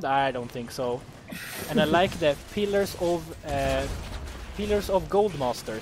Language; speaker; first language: English; non-native, fluent; Swedish